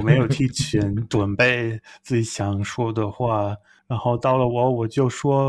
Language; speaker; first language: Chinese; non-native, fluent; English